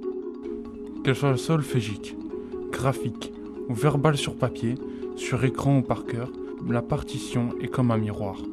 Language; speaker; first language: French; native; French